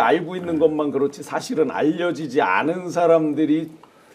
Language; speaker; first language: Korean; native; Korean